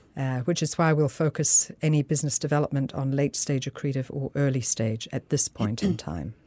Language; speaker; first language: English; native; English